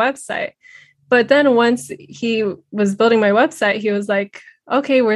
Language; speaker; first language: English; native; English